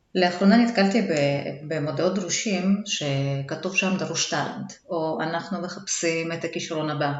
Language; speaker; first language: Hebrew; native; Hebrew